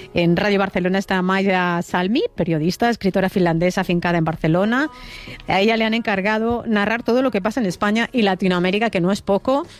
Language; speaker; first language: Spanish; native; Spanish